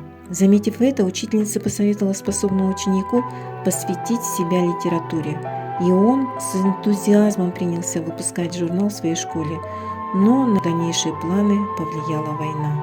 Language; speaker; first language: Russian; native; Russian